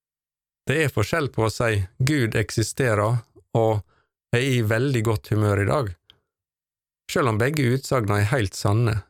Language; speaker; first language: Norwegian; native; Norwegian